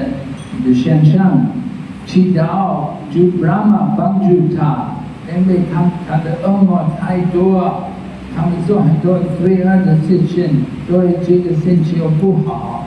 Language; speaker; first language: Chinese; non-native, fluent; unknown